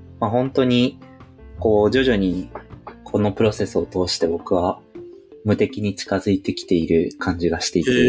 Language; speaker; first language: Japanese; native; Japanese